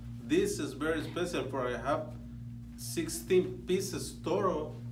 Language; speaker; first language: English; non-native, learner; Spanish